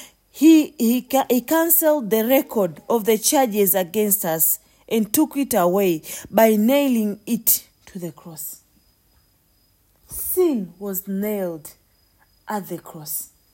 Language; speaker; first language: English; non-native, local second language; Swahili